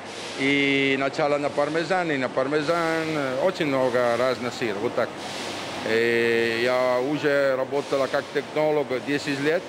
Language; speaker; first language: Russian; non-native, learner; Italian